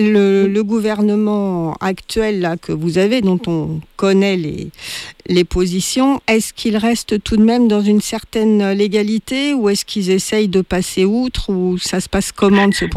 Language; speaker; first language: French; native; French